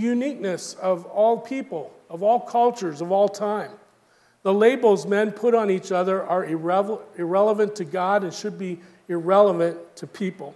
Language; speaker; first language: English; native; English